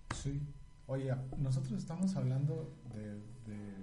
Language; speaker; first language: Spanish; native; Spanish